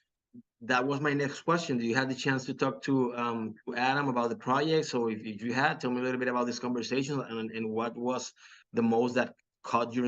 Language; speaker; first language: English; non-native, local second language; Spanish